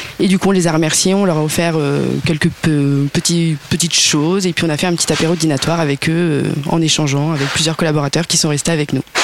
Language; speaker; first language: French; native; French